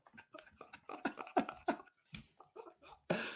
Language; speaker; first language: English; native; English